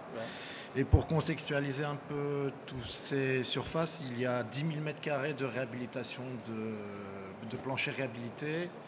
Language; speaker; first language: French; native; French